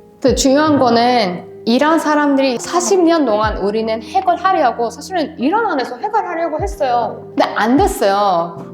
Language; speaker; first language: Korean; non-native, fluent; Persian